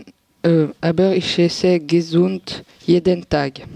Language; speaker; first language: German; non-native, learner; French